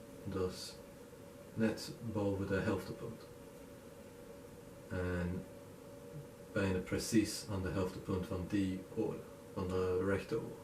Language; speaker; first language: Dutch; non-native, learner; English